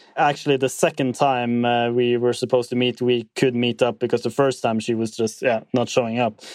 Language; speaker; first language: English; non-native, fluent; Norwegian